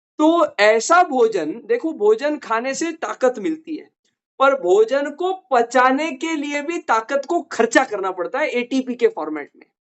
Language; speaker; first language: Hindi; non-native, local second language; Marathi